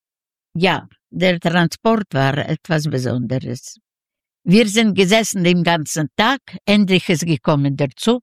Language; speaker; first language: German; non-native, learner; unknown